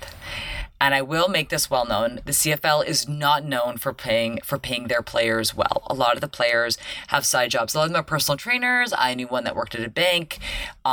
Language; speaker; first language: English; native; English